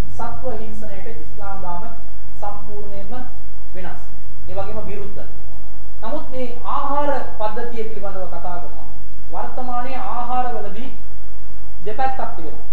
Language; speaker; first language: Sinhala; non-native, local second language; Tamil